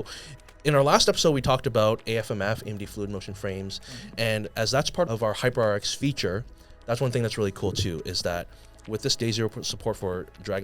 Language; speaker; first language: English; native; English